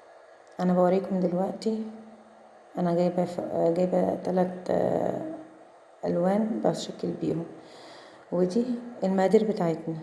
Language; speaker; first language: Arabic; native; Arabic